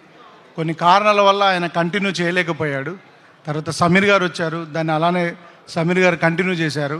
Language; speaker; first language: Telugu; native; Telugu